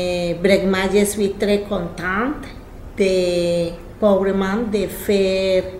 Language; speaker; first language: French; non-native, learner; Spanish